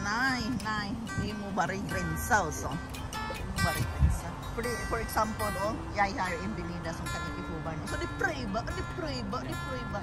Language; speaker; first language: Norwegian; non-native, learner; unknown